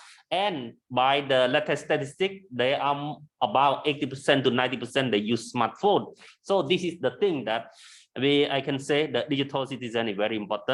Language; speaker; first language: English; non-native, learner; Khmer